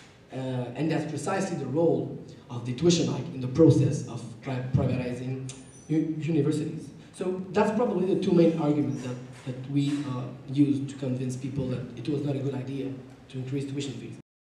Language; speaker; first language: English; non-native, fluent; French